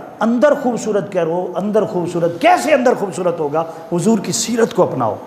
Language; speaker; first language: Urdu; non-native, local second language; Punjabi